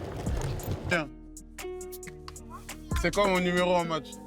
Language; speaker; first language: French; native; French